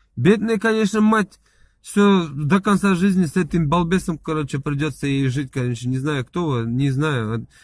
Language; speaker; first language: Russian; non-native, local second language; Chechen